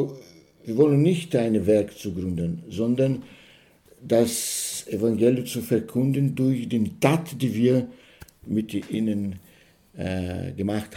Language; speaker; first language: German; non-native, learner; Portuguese